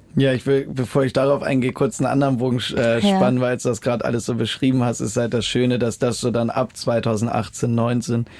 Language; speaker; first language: German; native; German